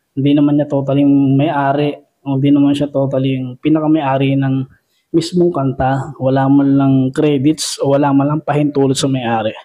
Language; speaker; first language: Filipino; native; Filipino